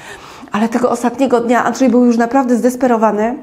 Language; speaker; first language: Polish; native; Polish